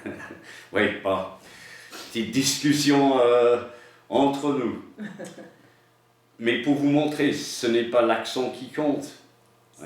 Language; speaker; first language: French; non-native, fluent; English